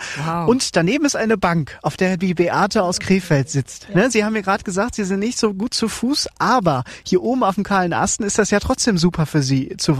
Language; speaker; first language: German; native; German